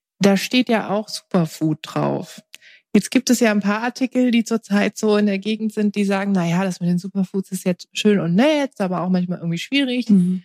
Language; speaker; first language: German; early bilingual, other home language; Turkish